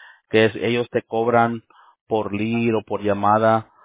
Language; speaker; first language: Spanish; early bilingual, heritage; Spanish